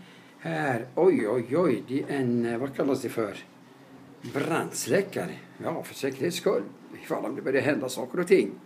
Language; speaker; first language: Swedish; non-native, fluent; Arabic